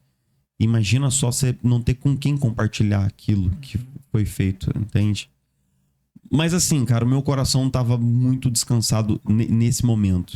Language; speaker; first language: Portuguese; native; Portuguese